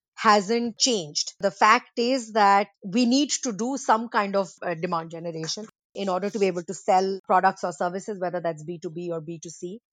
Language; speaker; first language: English; non-native, local second language; Hindi